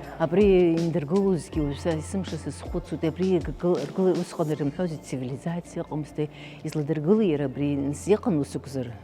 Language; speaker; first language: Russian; non-native, local second language; Abkhazian